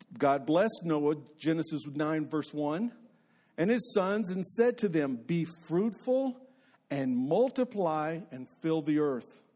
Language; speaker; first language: English; native; English